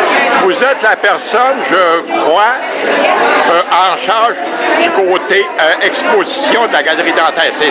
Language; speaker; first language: French; native; French